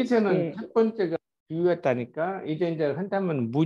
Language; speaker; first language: Korean; native; Korean